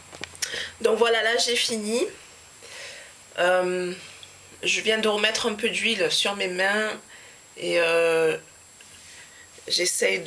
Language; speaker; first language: French; native; French